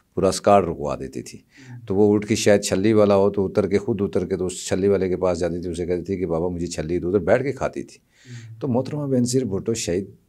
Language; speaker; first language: Urdu; non-native, local second language; Punjabi